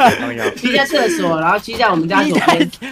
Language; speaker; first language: Chinese; native; Chinese